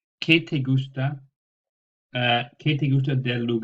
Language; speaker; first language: Spanish; non-native, fluent; English